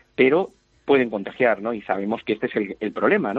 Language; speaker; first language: Spanish; native; Spanish